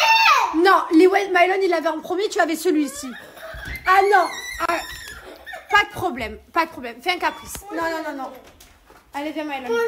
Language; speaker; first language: French; native; French